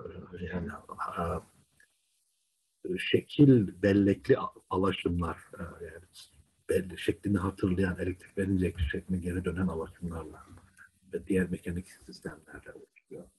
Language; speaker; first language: Turkish; native; Turkish